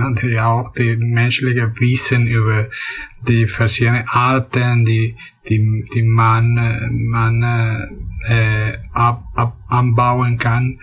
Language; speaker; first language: German; non-native, fluent; Spanish